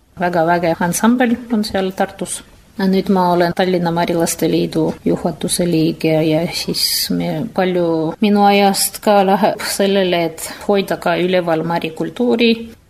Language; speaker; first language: Estonian; non-native, fluent; Russian